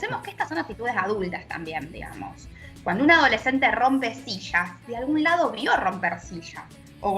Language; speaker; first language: Spanish; native; Spanish